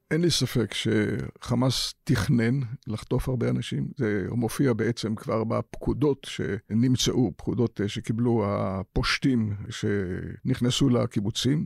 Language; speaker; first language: Hebrew; native; Hebrew